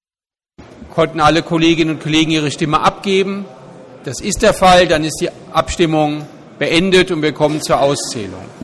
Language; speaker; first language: German; native; German